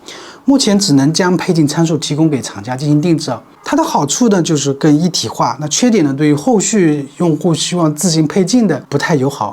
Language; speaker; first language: Chinese; native; Chinese